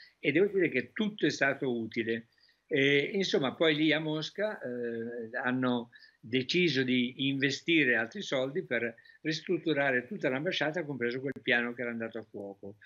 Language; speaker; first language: Italian; native; Italian